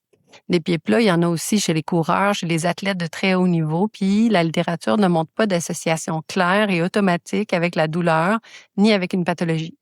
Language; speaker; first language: French; native; French